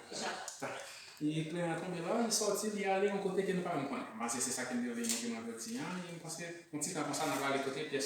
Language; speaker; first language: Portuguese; non-native, learner; Haitian Creole